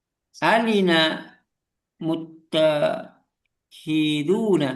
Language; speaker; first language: Arabic; non-native, learner; Indonesian